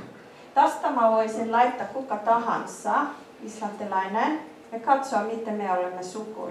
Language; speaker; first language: Finnish; non-native, fluent; Icelandic